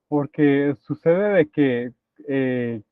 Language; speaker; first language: Spanish; native; Spanish